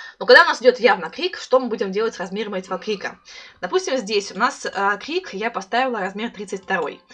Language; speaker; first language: Russian; native; Russian